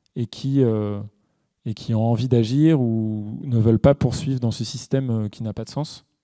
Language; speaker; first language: French; native; French